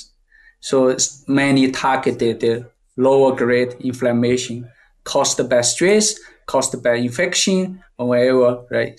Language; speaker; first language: English; non-native, fluent; Chinese